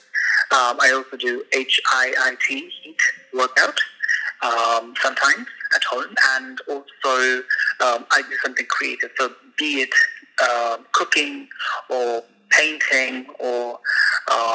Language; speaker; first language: English; non-native, local second language; Hindi